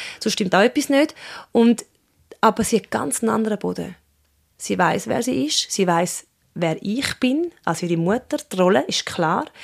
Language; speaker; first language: German; early bilingual, other home language; Swiss German